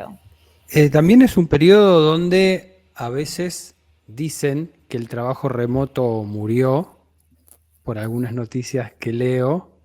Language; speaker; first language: Spanish; native; Spanish